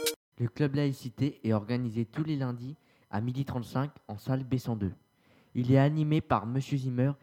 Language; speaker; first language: French; native; French